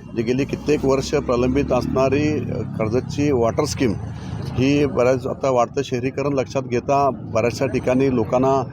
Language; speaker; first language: Marathi; native; Marathi